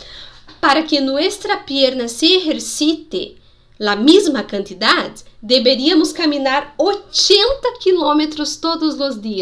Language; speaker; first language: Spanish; non-native, fluent; Portuguese